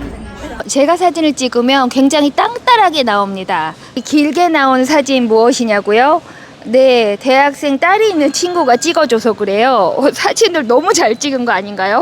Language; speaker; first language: Korean; native; Korean